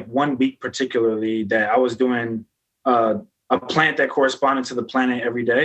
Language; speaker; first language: English; native; English